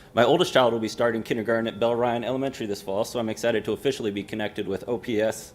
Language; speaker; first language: English; native; English